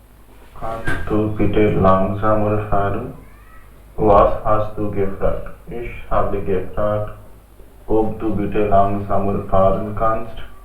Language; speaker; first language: German; non-native, learner; Hindi